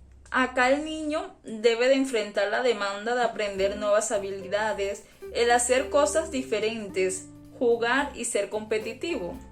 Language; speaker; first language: Spanish; native; Spanish